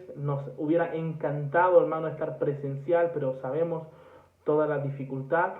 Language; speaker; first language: Spanish; native; Spanish